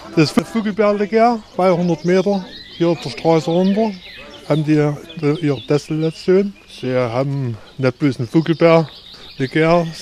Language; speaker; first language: German; native; German